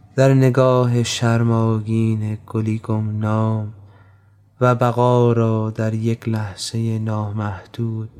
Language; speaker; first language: Persian; native; Persian